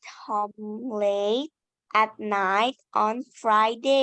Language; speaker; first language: English; non-native, learner; Indonesian